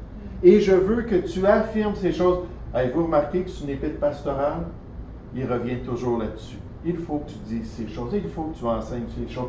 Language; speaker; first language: French; native; French